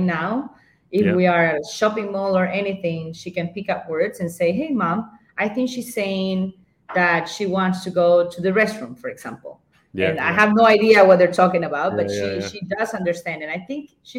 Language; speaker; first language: English; non-native, fluent; Spanish